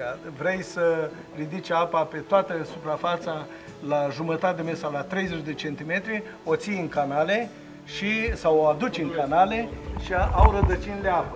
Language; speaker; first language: Romanian; native; Romanian